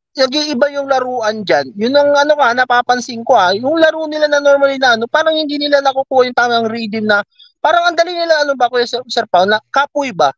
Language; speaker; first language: Filipino; native; Filipino